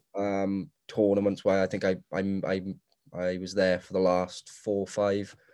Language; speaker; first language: English; native; English